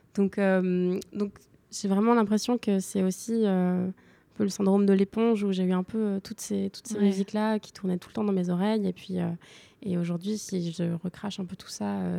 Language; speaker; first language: French; native; French